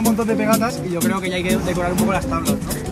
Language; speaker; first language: Spanish; native; Spanish